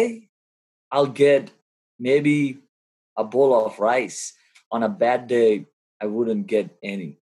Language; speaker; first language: English; non-native, local second language; Bangla